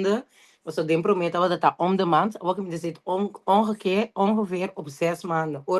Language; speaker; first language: Dutch; non-native, local second language; Papiamento